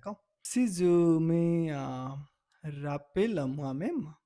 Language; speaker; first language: French; non-native, learner; Nepali